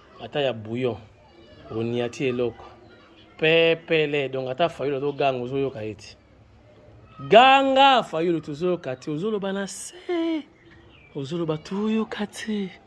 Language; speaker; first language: Lingala; non-native, local second language; Kongo